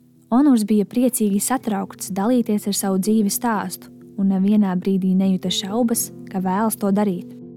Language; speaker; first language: Latvian; native; Latvian